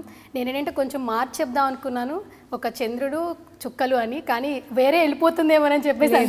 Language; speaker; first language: Telugu; native; Telugu